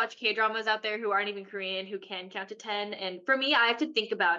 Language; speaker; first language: English; early bilingual, other home language; Korean